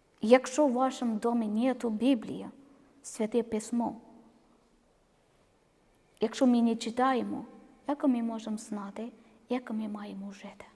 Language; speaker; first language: Ukrainian; non-native, learner; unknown